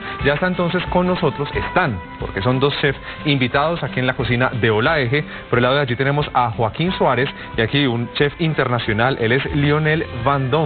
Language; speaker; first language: Spanish; native; Spanish